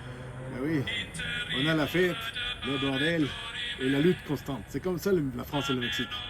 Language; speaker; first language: French; non-native, fluent; Spanish